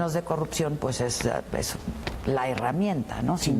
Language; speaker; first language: Spanish; native; Spanish